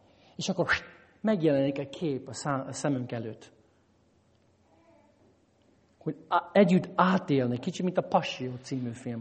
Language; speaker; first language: Hungarian; non-native, fluent; English